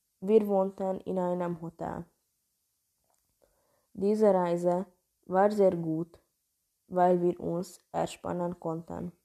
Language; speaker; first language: German; non-native, learner; Hungarian